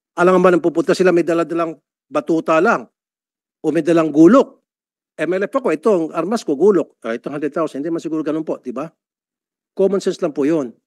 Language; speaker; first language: Filipino; native; Filipino